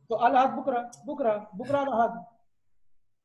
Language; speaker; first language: Arabic; non-native, fluent; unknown